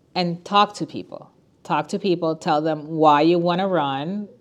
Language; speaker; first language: English; non-native, fluent; Spanish